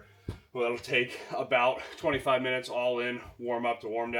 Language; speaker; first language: English; native; English